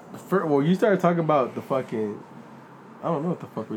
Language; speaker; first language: English; early bilingual, other home language; Spanish